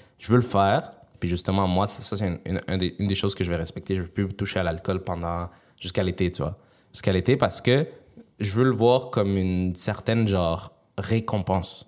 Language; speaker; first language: French; early bilingual, other home language; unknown